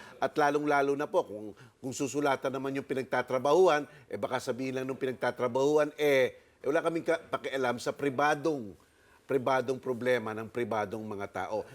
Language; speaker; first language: Filipino; native; Filipino